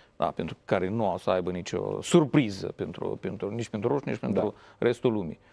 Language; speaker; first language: Romanian; native; Romanian